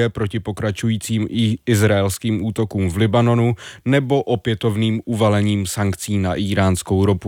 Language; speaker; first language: Czech; native; Czech